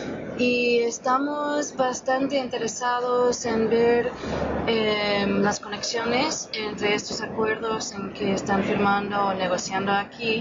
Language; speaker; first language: Spanish; non-native, fluent; English